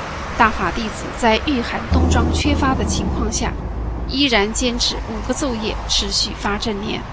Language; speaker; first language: Chinese; native; Chinese